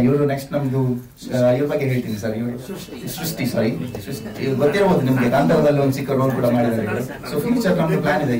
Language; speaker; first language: Kannada; non-native, local second language; Tulu